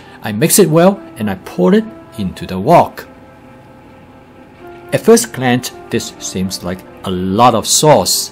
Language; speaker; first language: English; non-native, fluent; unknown